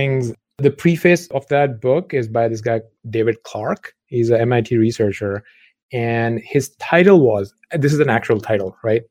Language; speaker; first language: English; non-native, local second language; Punjabi